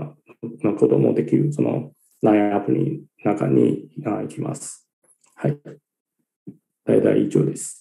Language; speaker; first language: Japanese; non-native, learner; Chinese